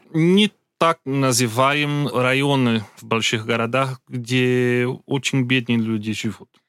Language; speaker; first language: Russian; non-native, learner; Portuguese